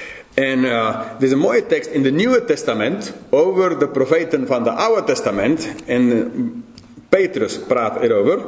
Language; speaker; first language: Dutch; non-native, fluent; English